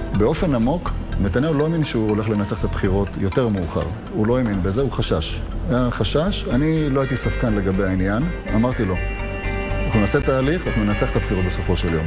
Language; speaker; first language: Hebrew; native; Hebrew